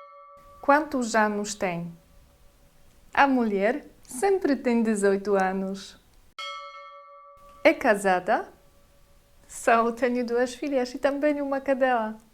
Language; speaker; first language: Portuguese; non-native, fluent; Polish